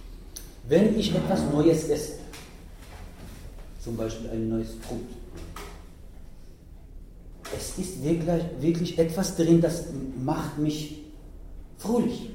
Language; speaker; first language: German; non-native, learner; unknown